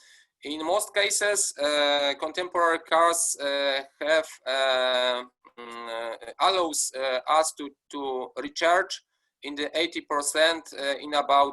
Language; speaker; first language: English; non-native, fluent; Polish